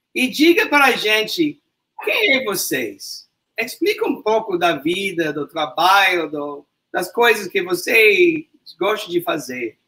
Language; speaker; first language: Portuguese; non-native, learner; English